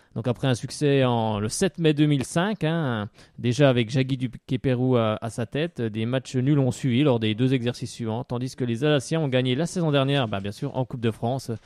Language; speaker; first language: French; native; French